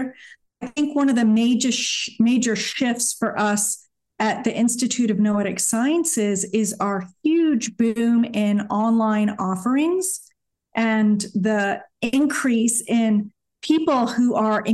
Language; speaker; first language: English; native; English